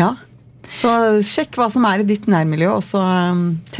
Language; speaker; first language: Norwegian; native; Norwegian